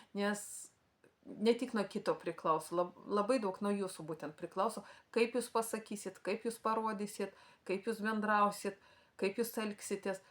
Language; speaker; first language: Lithuanian; non-native, local second language; Russian